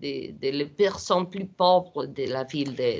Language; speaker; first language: French; non-native, learner; Portuguese